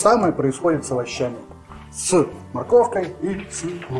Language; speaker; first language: Russian; native; Russian